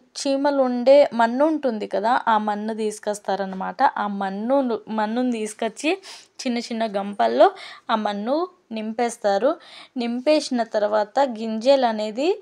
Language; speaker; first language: Telugu; non-native, local second language; Lambadi